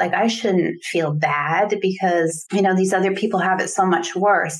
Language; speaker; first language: English; native; English